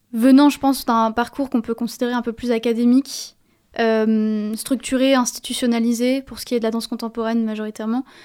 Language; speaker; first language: French; native; French